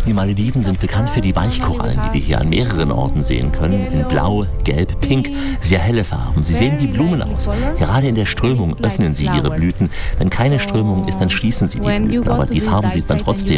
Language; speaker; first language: German; native; German